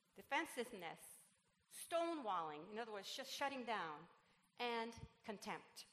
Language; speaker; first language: English; non-native, fluent; Spanish